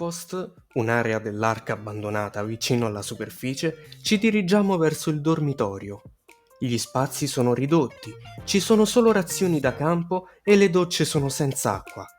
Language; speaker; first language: Italian; native; Italian